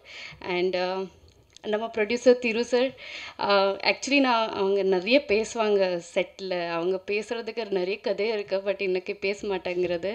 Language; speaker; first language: Tamil; non-native, learner; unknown